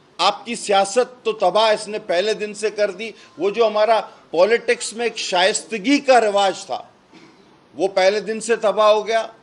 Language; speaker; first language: Urdu; non-native, local second language; Sindhi